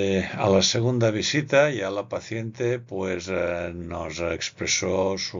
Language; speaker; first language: Spanish; native; Spanish